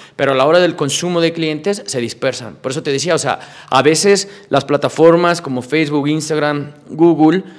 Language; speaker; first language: Spanish; native; Spanish